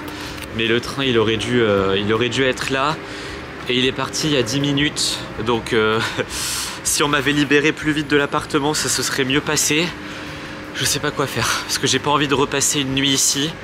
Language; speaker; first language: French; native; French